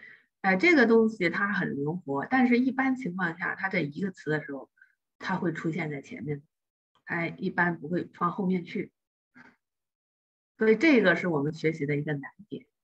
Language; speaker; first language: Chinese; native; Chinese